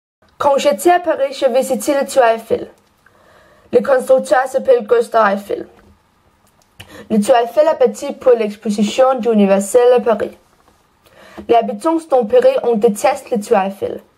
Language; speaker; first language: French; non-native, learner; Danish